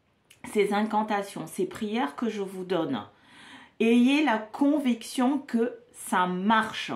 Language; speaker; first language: French; native; French